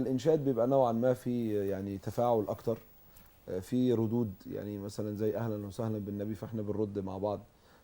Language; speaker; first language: Arabic; native; Arabic